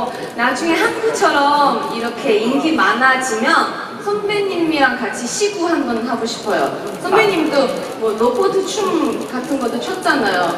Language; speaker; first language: Korean; non-native, fluent; Chinese